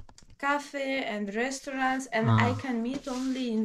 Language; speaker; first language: English; non-native, learner; Russian